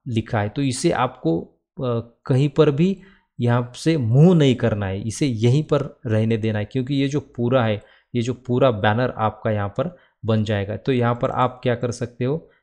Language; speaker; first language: Hindi; non-native, local second language; Marathi